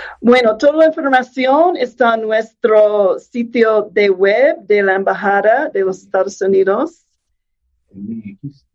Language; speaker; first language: Spanish; non-native, fluent; English